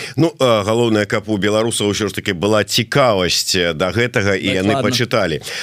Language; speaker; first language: Belarusian; non-native, local second language; Russian